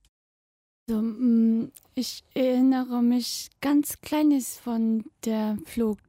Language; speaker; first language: German; non-native, fluent; Tibetan